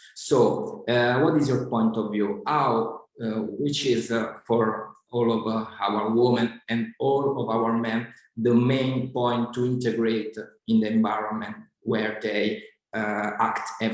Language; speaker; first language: English; non-native, fluent; Italian